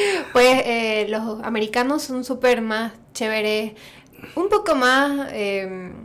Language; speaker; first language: Spanish; native; Spanish